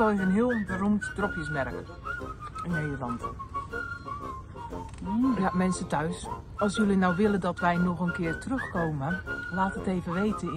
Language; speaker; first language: Dutch; native; Dutch